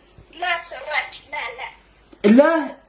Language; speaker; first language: Arabic; non-native, learner; Somali